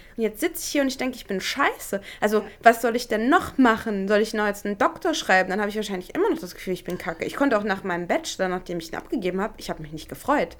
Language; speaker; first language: German; native; German